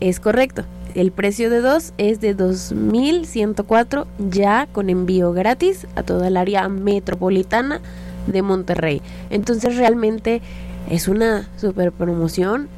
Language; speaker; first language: Spanish; native; Spanish